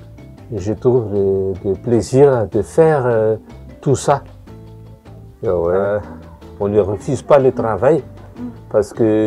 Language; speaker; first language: French; non-native, local second language; Malagasy